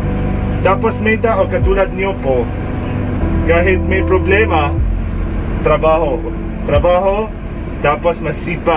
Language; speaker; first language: Filipino; non-native, learner; Arabic